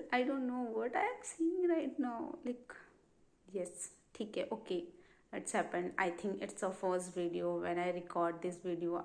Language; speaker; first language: English; non-native, learner; Hindi